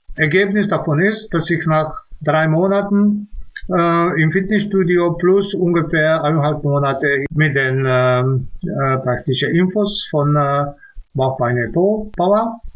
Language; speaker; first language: German; non-native, fluent; Czech